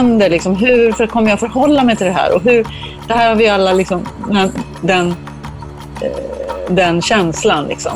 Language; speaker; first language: Swedish; native; Swedish